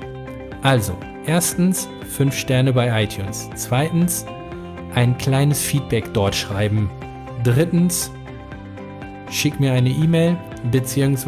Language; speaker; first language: German; native; German